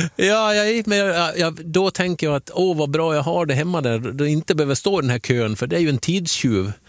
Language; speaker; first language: Swedish; native; Swedish